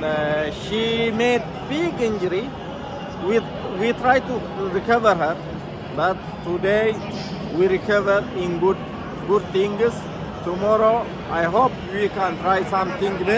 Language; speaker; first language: English; non-native, learner; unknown